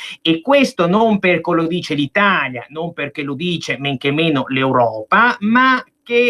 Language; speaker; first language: Italian; native; Italian